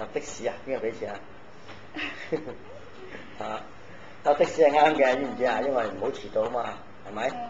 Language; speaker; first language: Cantonese; native; Cantonese